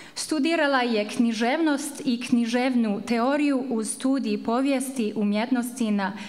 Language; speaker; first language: Serbian; non-native, fluent; French